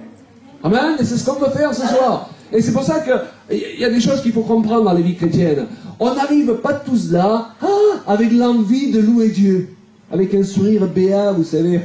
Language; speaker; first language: French; native; French